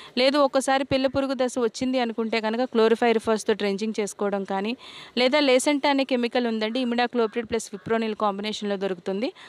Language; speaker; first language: Telugu; native; Telugu